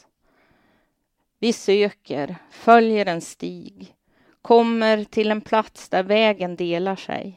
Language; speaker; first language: Swedish; native; Swedish